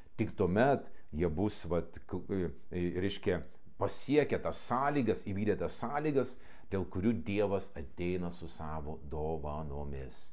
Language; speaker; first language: Lithuanian; non-native, local second language; Russian